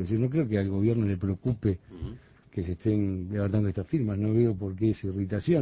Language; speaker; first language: Spanish; native; Spanish